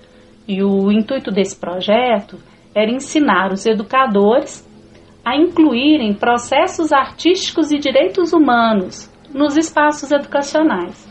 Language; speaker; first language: Portuguese; native; Portuguese